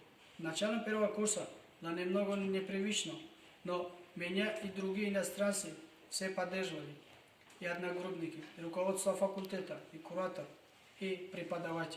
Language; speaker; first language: Russian; non-native, local second language; Tajik